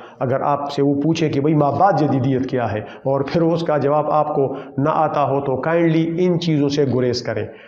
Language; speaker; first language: Urdu; non-native, local second language; Pashto